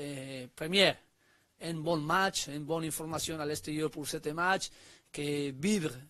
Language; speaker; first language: French; non-native, learner; Spanish